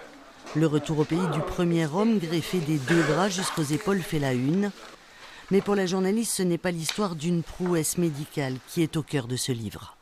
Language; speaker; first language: French; native; French